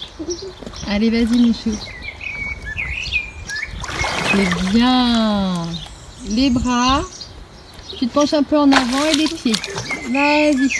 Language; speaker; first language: French; native; French